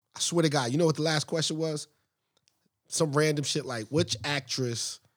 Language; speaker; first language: English; native; English